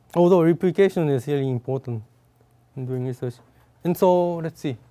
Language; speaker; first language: English; non-native, fluent; Japanese